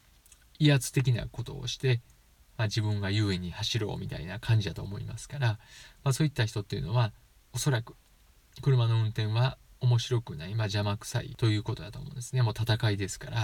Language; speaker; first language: Japanese; native; Japanese